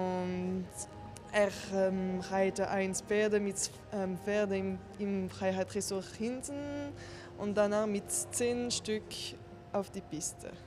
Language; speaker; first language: German; non-native, local second language; French